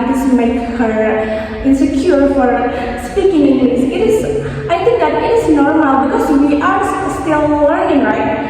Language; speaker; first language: English; non-native, fluent; Indonesian